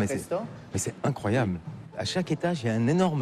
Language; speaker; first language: French; native; French